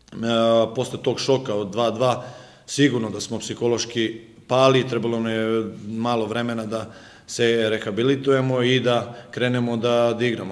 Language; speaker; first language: Serbian; native; Serbian